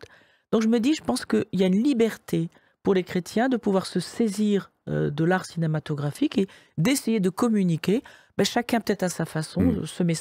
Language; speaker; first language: French; native; French